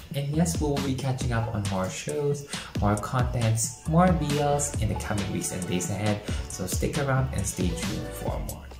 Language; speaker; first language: English; non-native, local second language; Filipino